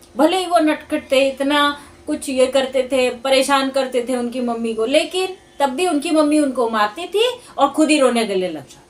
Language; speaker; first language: Hindi; non-native, local second language; Marathi